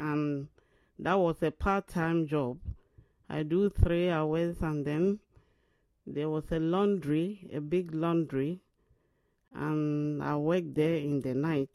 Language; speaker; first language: English; non-native, local second language; Akan